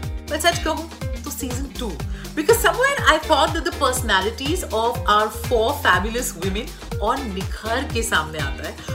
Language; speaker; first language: Hindi; native; Hindi